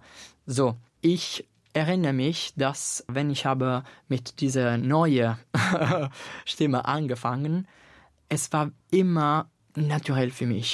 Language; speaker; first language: German; non-native, fluent; Italian